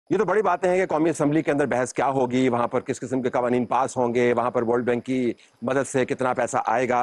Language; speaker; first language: Urdu; native; Urdu